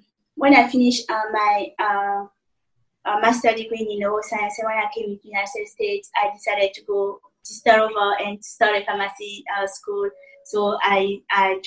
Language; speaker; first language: English; non-native, fluent; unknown